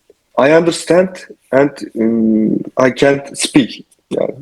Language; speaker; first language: English; non-native, learner; Turkish